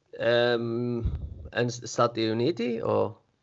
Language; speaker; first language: Italian; non-native, learner; Swedish